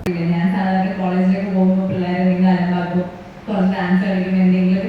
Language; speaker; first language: Malayalam; native; Malayalam